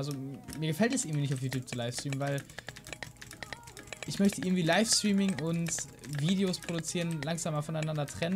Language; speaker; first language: German; native; German